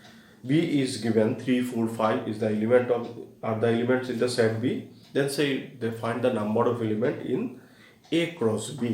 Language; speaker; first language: English; non-native, local second language; Bangla